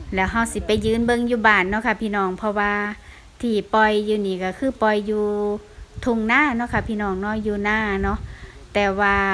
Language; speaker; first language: Thai; native; Thai